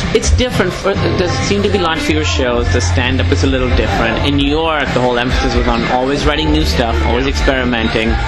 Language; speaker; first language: English; non-native, local second language; Urdu